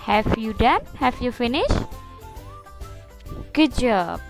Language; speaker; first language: English; non-native, fluent; Indonesian